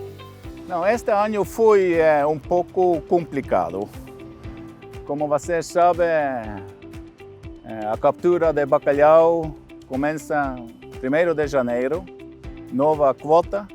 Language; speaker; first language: Portuguese; non-native, fluent; Norwegian